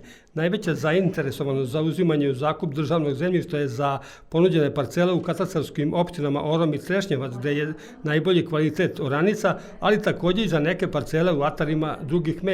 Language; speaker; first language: Serbian; native; Serbian